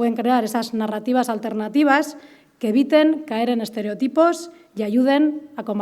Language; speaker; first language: Spanish; native; Spanish